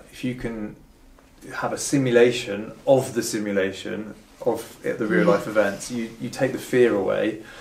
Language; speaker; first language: English; native; English